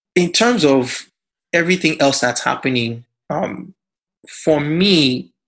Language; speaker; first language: English; non-native, local second language; Yoruba